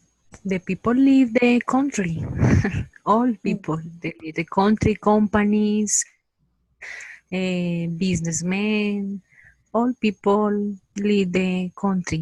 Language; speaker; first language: English; non-native, learner; Spanish